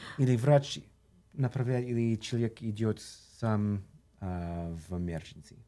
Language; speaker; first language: Russian; non-native, learner; English